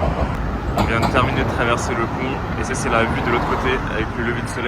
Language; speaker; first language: French; native; French